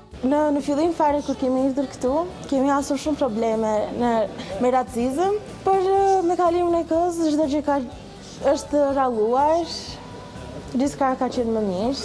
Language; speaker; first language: Albanian; early bilingual, other home language; English